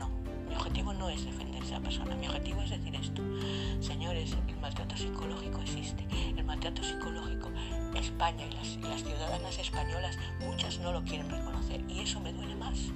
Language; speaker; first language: Spanish; native; Spanish